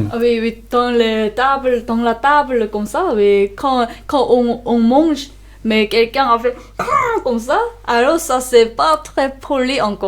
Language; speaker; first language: French; non-native, learner; Korean